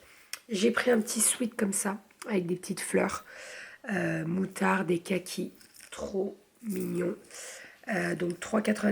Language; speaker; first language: French; native; French